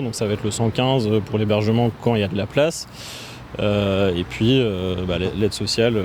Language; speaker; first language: French; native; French